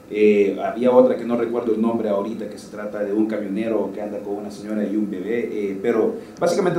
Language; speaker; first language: Spanish; native; Spanish